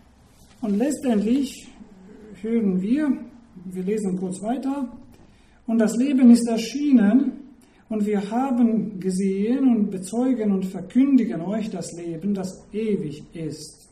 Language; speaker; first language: German; non-native, fluent; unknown